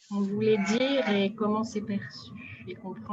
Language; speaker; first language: French; native; French